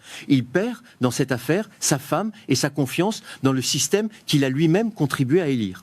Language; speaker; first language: French; native; French